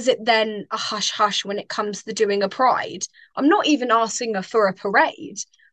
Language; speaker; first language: English; native; English